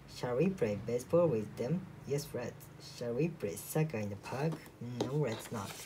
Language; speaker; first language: English; non-native, learner; Japanese